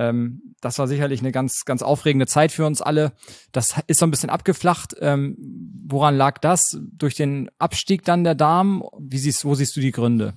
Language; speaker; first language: German; native; German